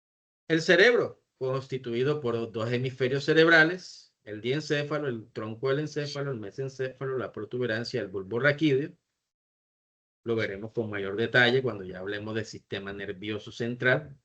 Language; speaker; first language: Spanish; native; Spanish